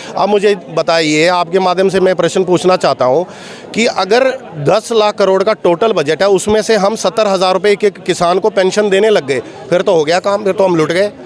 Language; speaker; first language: Hindi; native; Hindi